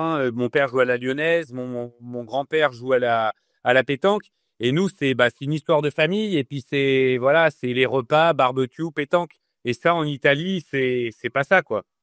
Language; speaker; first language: French; native; French